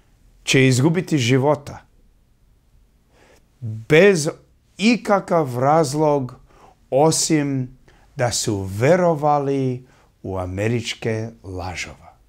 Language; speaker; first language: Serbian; early bilingual, heritage; English